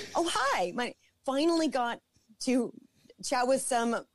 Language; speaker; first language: English; native; English